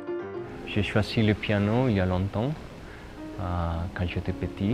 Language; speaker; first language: French; non-native, fluent; Spanish